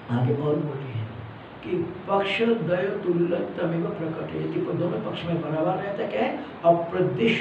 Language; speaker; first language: Hindi; non-native, local second language; Malayalam